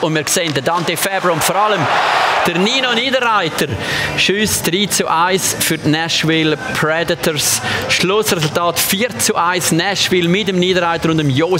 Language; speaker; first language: German; native; German